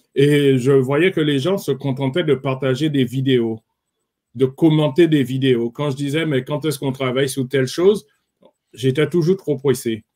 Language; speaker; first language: French; native; French